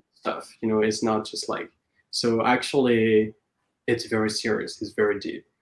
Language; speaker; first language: English; non-native, fluent; French